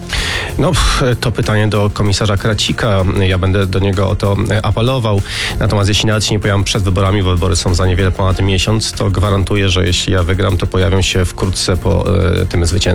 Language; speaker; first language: Polish; native; Polish